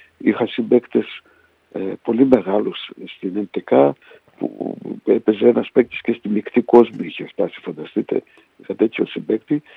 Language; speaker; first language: Greek; early bilingual, heritage; Greek